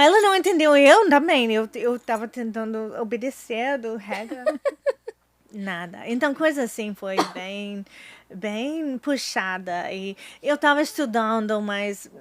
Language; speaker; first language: Portuguese; non-native, fluent; English